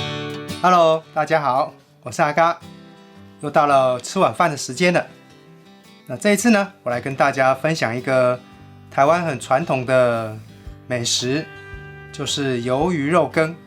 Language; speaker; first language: Chinese; native; Chinese